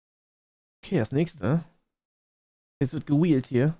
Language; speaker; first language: German; native; German